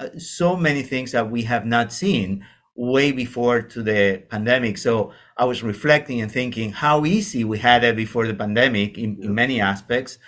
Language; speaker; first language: English; non-native, fluent; Spanish